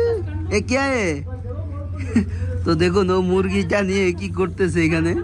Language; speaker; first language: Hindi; non-native, learner; Bangla